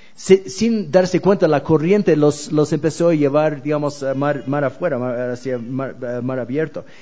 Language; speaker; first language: Spanish; non-native, fluent; English